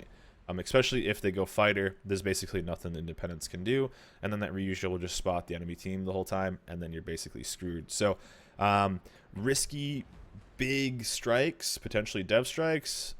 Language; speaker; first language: English; native; English